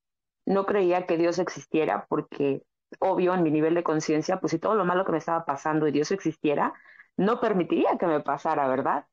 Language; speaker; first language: Spanish; native; Spanish